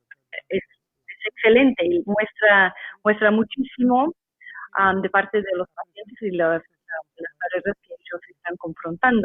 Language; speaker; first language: Spanish; non-native, fluent; English